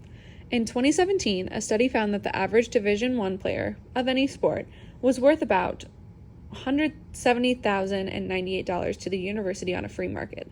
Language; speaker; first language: English; native; English